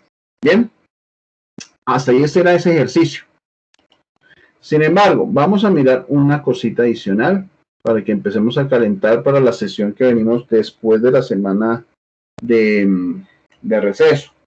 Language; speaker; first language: Spanish; native; Spanish